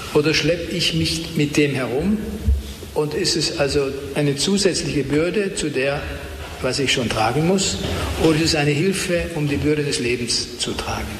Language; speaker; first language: German; native; German